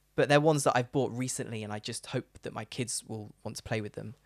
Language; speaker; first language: English; native; English